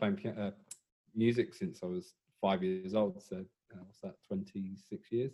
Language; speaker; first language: English; native; English